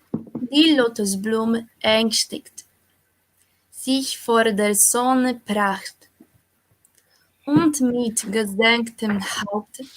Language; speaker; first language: German; non-native, learner; Portuguese